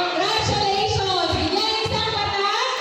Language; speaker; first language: Filipino; native; Filipino